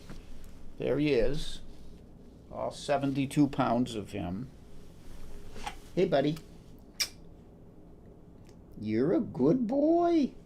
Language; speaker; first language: English; native; English